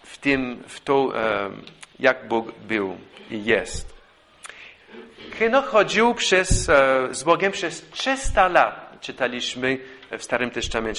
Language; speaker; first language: Polish; non-native, fluent; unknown